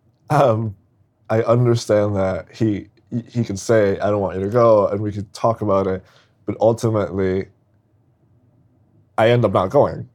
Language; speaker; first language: English; non-native, fluent; Spanish